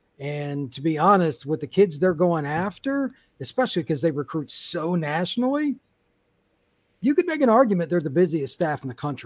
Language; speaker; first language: English; native; English